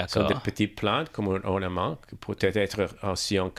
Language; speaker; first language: French; non-native, learner; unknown